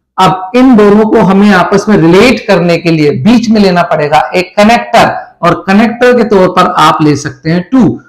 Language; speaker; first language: Hindi; native; Hindi